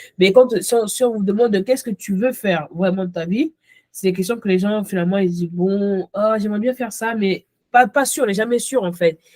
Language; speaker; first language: French; early bilingual, other home language; Ghomala